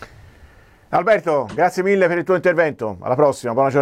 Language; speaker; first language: Italian; native; Italian